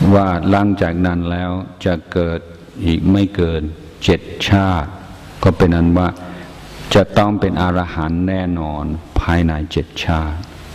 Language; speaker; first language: Thai; non-native, fluent; English